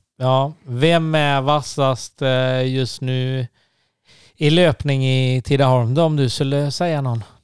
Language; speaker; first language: Swedish; native; Swedish